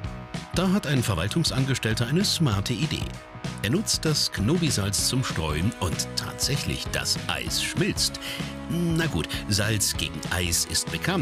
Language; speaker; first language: German; native; German